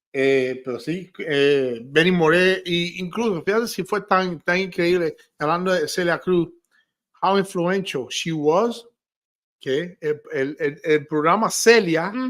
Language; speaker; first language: Spanish; early bilingual, heritage; Spanish